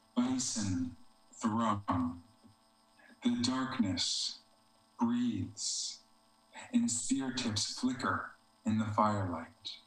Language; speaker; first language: English; native; English